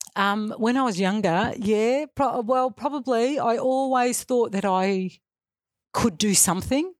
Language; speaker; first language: English; native; English